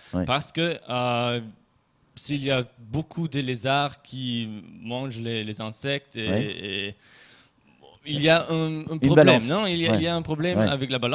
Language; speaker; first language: French; non-native, fluent; German